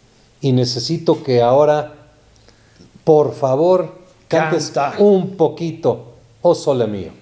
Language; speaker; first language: Spanish; native; Spanish